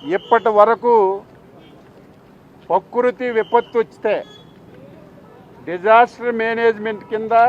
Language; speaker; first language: Telugu; native; Telugu